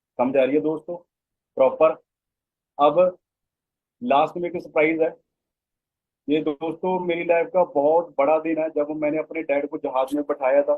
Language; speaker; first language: Hindi; native; Hindi